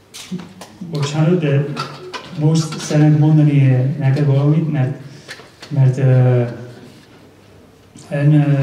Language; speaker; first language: Hungarian; non-native, learner; Spanish